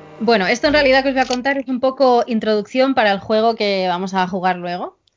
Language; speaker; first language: Spanish; native; Spanish